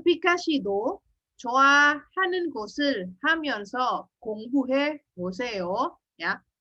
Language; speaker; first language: Korean; non-native, fluent; Indonesian